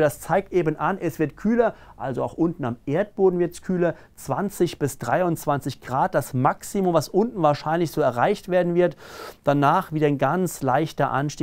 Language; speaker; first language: German; native; German